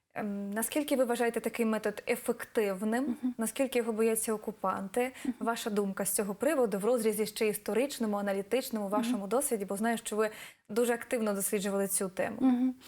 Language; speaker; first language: Ukrainian; native; Ukrainian